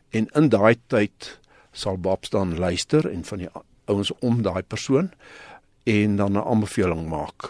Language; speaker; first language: Afrikaans; native; Afrikaans